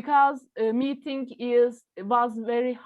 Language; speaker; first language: English; non-native, learner; Turkish